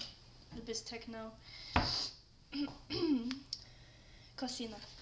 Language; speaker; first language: Spanish; non-native, learner; English